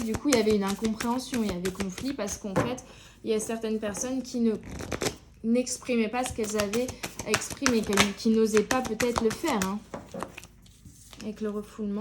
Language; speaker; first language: French; native; French